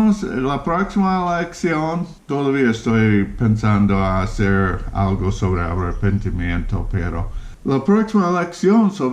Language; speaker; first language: Spanish; non-native, fluent; English